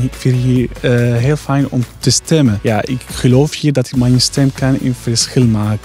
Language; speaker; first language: Dutch; non-native, learner; Arabic